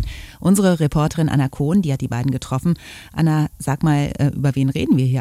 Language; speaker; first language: German; native; German